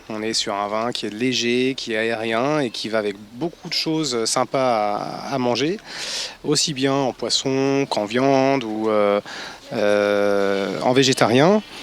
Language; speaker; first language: French; native; French